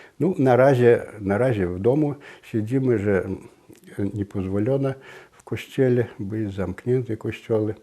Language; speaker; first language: Polish; non-native, local second language; Belarusian